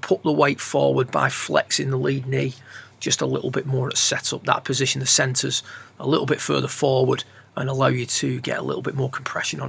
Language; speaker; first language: English; native; English